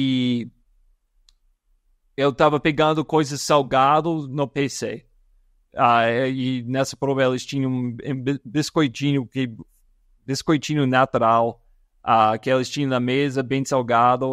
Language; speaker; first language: Portuguese; non-native, fluent; English